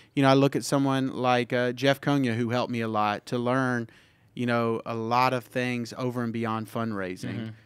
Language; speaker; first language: English; native; English